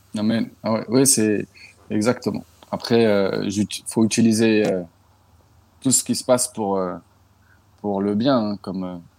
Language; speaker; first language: French; native; French